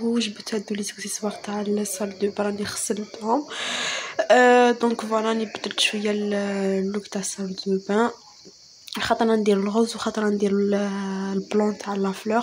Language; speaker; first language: Arabic; early bilingual, heritage; Arabic